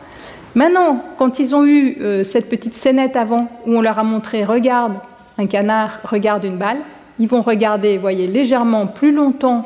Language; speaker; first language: French; native; French